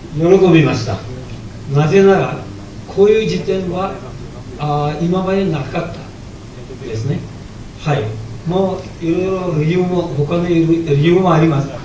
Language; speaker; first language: Japanese; non-native, fluent; Marathi